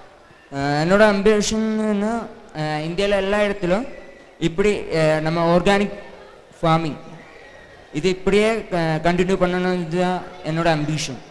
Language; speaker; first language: Tamil; non-native, learner; Malayalam